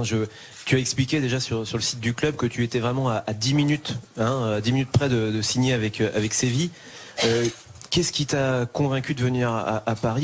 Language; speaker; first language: French; native; French